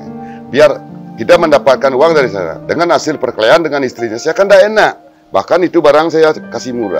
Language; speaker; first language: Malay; non-native, local second language; Balinese